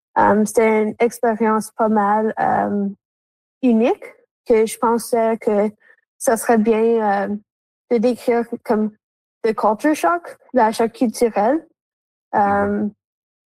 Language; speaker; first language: French; native; French